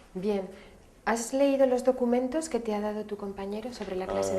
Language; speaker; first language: Spanish; native; Spanish